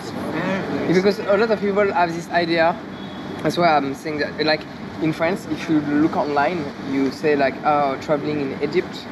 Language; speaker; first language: English; non-native, learner; French